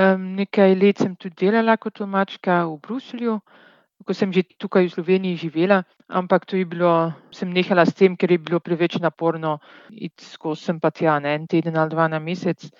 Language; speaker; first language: Slovenian; non-native, fluent; Dutch